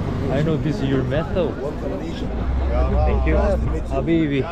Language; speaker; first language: English; non-native, learner; Korean